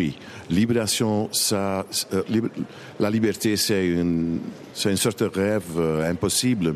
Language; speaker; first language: French; non-native, local second language; Dutch